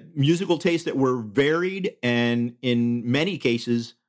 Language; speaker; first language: English; early bilingual, other home language; Spanish